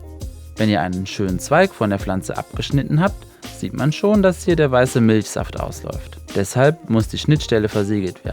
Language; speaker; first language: German; native; German